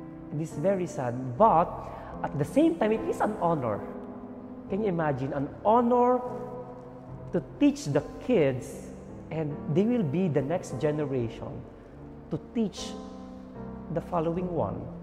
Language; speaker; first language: English; non-native, local second language; Filipino